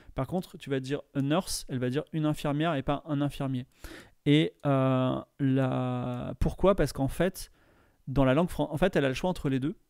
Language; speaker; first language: French; native; French